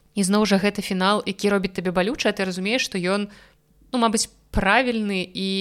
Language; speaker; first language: Belarusian; non-native, local second language; Russian